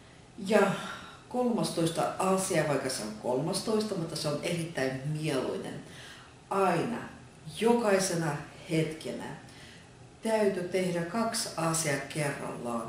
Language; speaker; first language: Finnish; non-native, fluent; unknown